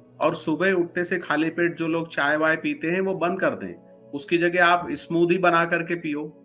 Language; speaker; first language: Hindi; non-native, local second language; Marathi